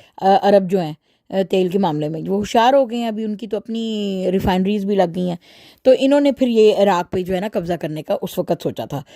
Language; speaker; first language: Urdu; early bilingual, heritage; Urdu